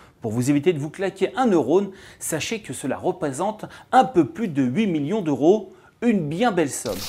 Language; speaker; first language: French; native; French